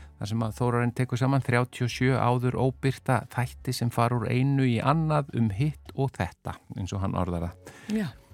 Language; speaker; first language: Icelandic; native; Icelandic